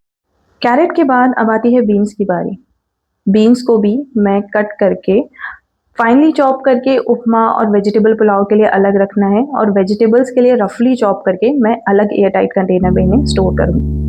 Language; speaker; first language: Hindi; native; Hindi